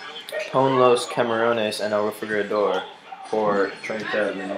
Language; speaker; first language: Spanish; non-native, learner; English